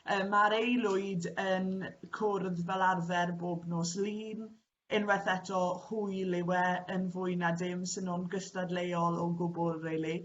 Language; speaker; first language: Welsh; native; Welsh